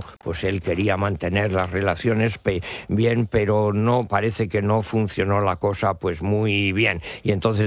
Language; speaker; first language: Spanish; native; Spanish